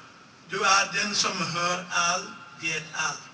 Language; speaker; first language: Swedish; non-native, fluent; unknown